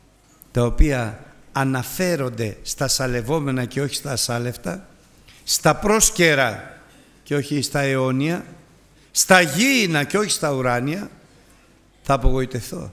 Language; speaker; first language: Greek; native; Greek